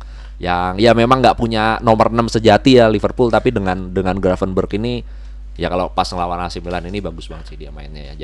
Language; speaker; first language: Indonesian; native; Indonesian